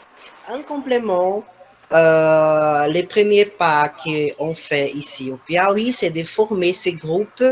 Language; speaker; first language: French; non-native, fluent; Portuguese